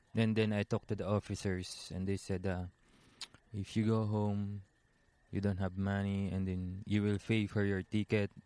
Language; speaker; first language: English; non-native, local second language; Filipino